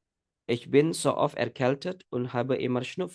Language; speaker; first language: German; non-native, fluent; Indonesian